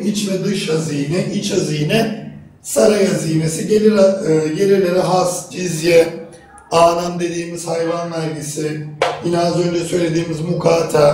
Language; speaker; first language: Turkish; native; Turkish